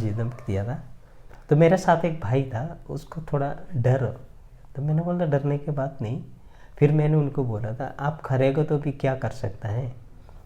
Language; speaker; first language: Hindi; non-native, local second language; Malayalam